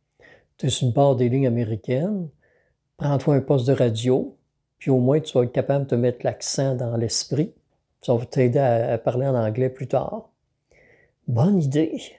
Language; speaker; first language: French; native; French